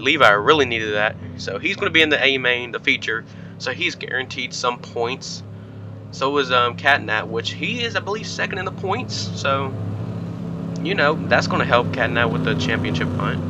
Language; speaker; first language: English; native; English